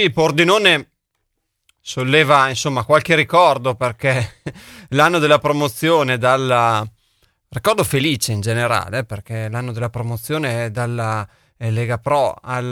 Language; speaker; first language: Italian; native; Italian